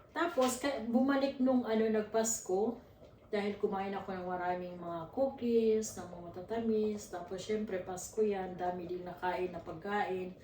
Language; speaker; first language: Filipino; non-native, local second language; Waray